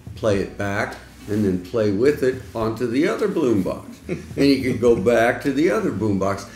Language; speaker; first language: English; native; English